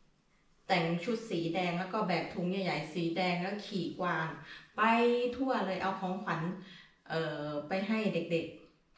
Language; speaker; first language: Thai; native; Thai